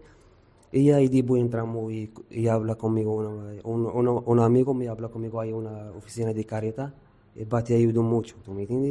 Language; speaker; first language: Spanish; non-native, learner; Arabic